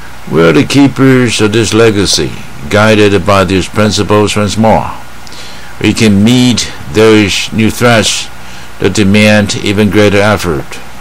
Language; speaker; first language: English; non-native, fluent; Chinese